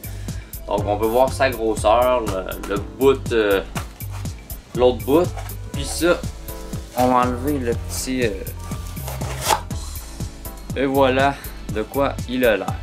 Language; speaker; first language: French; native; French